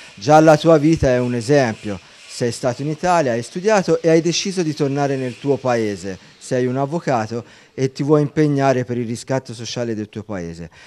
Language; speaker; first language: Italian; native; Italian